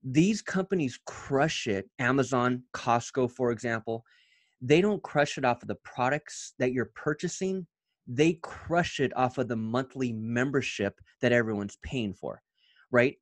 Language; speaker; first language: English; native; English